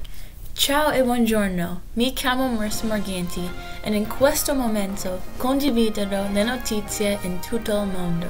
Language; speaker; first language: Italian; non-native, learner; English